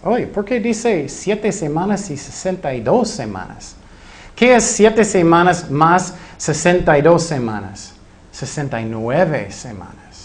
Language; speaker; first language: Spanish; non-native, fluent; English